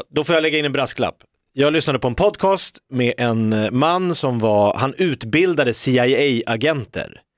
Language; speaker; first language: Swedish; native; Swedish